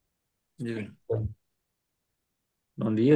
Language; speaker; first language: Italian; non-native, learner; Bangla